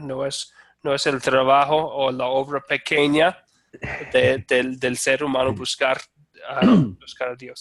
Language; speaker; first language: Spanish; non-native, fluent; English